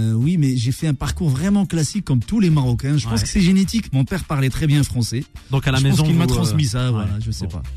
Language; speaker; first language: French; non-native, local second language; Arabic